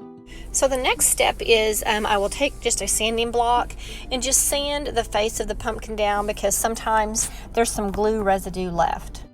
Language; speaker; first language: English; native; English